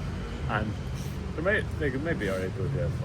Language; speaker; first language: English; native; English